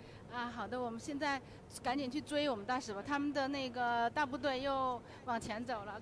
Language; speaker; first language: Chinese; native; Chinese